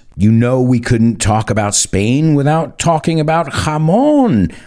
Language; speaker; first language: English; early bilingual, other home language; Spanish